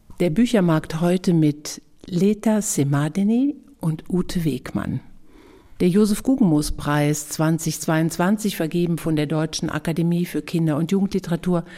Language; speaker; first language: German; native; German